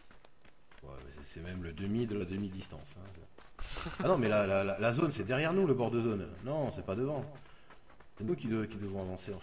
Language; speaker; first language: French; native; French